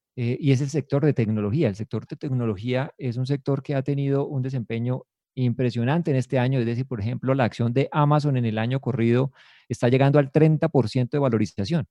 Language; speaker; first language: Spanish; native; Spanish